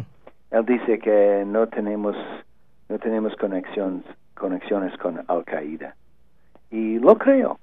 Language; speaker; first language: Spanish; non-native, learner; English